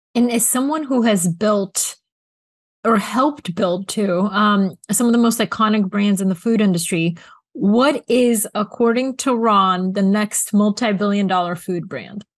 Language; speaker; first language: English; early bilingual, other home language; Bulgarian